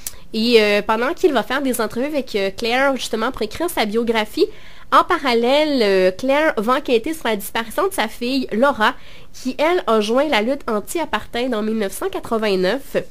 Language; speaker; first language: French; native; French